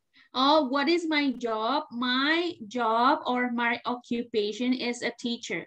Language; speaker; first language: English; non-native, fluent; Indonesian